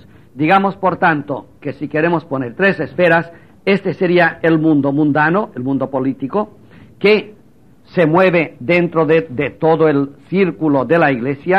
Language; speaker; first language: Spanish; native; Spanish